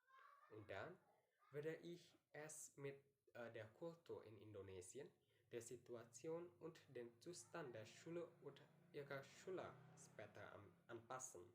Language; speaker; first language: German; non-native, learner; Indonesian